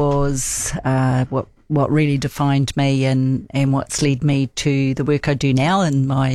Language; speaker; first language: English; native; English